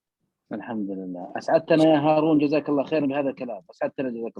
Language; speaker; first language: Arabic; native; Arabic